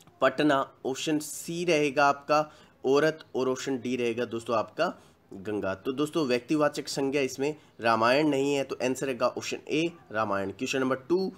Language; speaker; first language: Hindi; native; Hindi